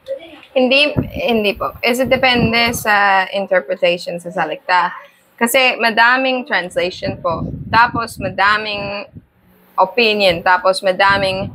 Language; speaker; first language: Filipino; non-native, learner; English